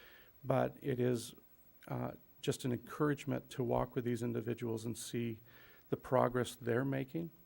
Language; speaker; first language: English; native; English